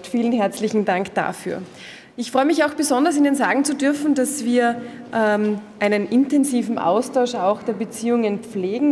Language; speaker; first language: German; native; German